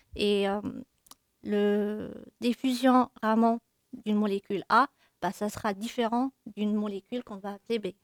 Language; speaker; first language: French; non-native, local second language; Arabic